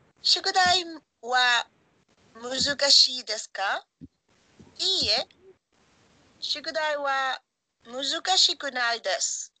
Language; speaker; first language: Japanese; non-native, learner; Spanish